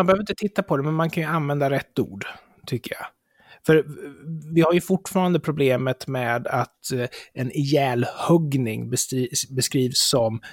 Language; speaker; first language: Swedish; native; Swedish